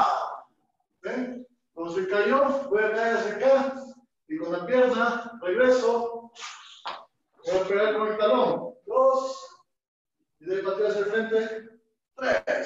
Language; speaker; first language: Spanish; native; Spanish